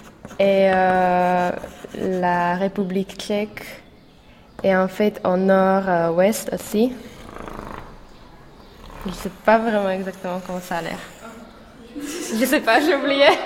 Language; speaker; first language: French; non-native, fluent; Slovak